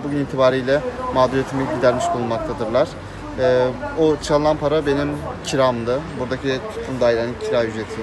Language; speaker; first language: Turkish; native; Turkish